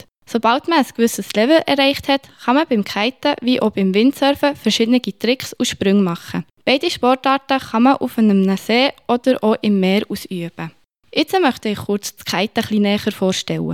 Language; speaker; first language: German; native; German